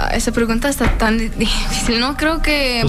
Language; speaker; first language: Spanish; early bilingual, heritage; English